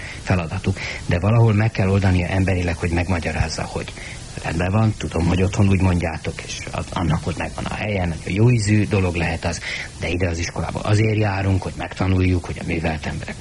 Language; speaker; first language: Hungarian; native; Hungarian